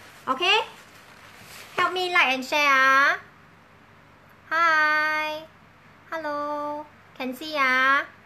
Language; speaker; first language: English; non-native, local second language; Min Nan Chinese